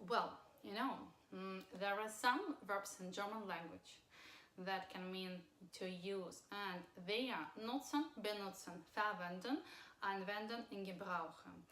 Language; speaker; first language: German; non-native, fluent; Russian